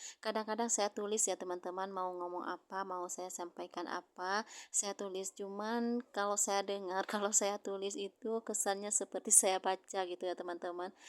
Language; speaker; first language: Indonesian; non-native, local second language; Achinese